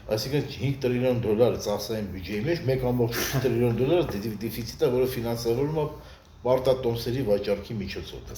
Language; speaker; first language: Armenian; native; Armenian